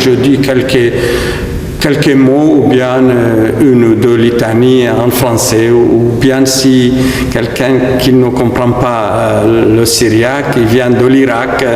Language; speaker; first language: French; non-native, fluent; Aramaic